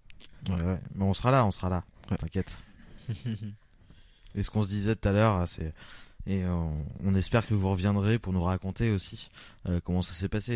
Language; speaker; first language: French; native; French